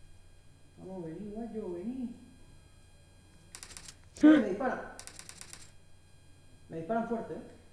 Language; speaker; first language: Spanish; native; Spanish